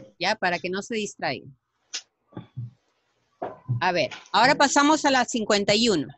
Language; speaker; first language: Spanish; native; Spanish